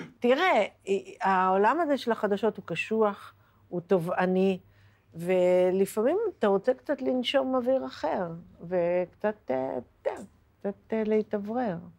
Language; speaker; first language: Hebrew; native; Hebrew